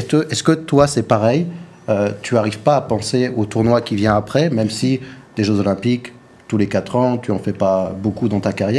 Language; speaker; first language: French; native; French